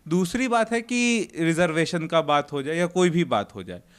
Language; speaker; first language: Hindi; native; Hindi